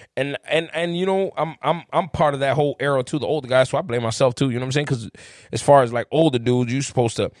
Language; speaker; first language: English; native; English